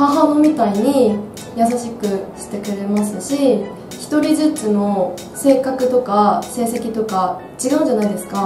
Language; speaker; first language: Japanese; non-native, fluent; Korean